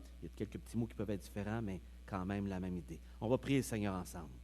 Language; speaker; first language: French; native; French